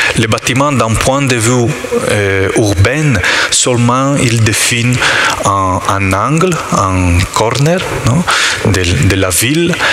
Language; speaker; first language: French; non-native, learner; Italian